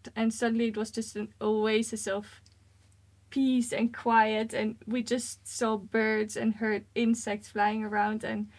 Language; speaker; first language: English; non-native, fluent; Dutch